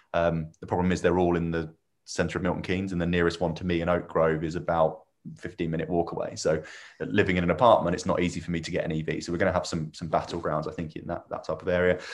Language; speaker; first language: English; native; English